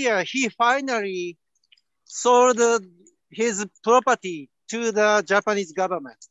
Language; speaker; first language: English; non-native, learner; Japanese